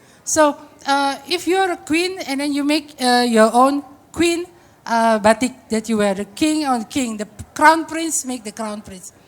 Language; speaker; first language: English; non-native, fluent; Indonesian